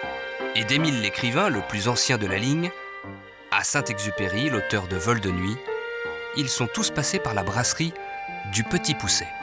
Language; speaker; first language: French; native; French